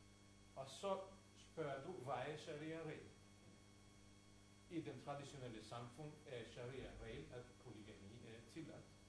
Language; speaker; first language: Danish; non-native, fluent; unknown